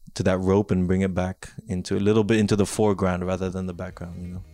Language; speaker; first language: English; native; English